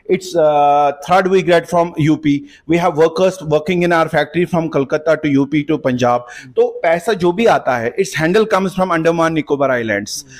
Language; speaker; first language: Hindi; non-native, local second language; Kashmiri